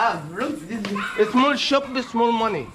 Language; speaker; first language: English; non-native, learner; Arabic